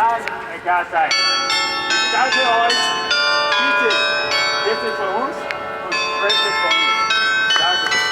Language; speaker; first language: German; non-native, learner; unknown